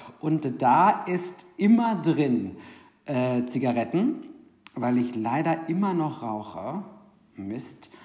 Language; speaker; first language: German; native; German